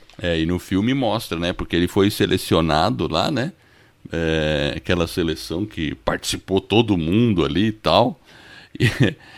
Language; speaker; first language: Portuguese; non-native, fluent; English